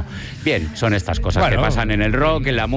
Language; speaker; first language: Spanish; native; Spanish